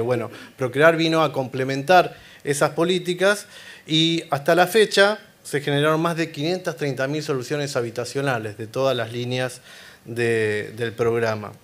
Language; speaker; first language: Spanish; native; Spanish